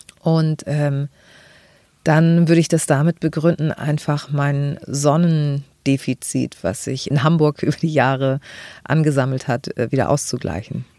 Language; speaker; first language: German; early bilingual, other home language; Greek